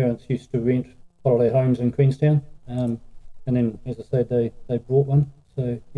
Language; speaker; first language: English; native; English